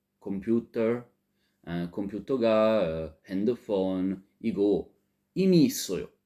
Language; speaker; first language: Korean; non-native, learner; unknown